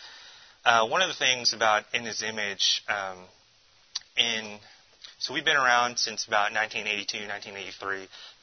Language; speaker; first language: English; native; English